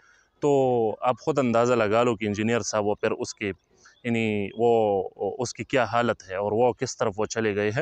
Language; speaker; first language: Urdu; native; Urdu